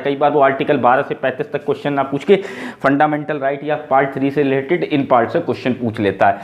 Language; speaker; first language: Hindi; native; Hindi